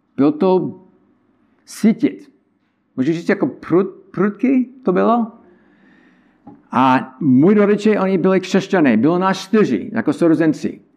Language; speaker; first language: Czech; non-native, learner; English